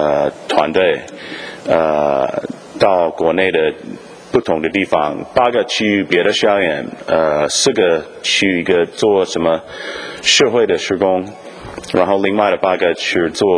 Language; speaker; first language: Chinese; non-native, fluent; English